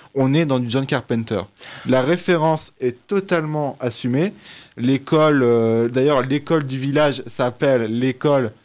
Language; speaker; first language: French; native; French